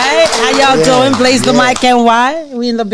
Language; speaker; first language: English; native; English